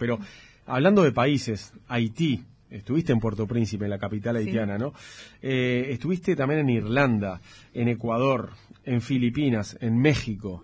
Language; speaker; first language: Spanish; native; Spanish